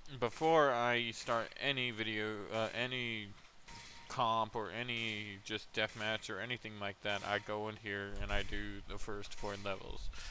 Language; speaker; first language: English; native; English